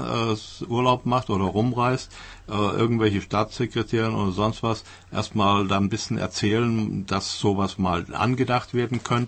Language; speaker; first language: German; native; German